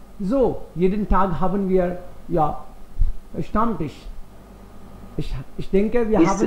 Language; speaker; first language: German; non-native, fluent; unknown